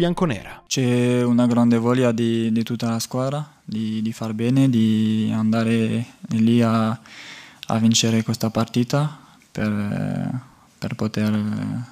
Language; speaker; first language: Italian; non-native, fluent; French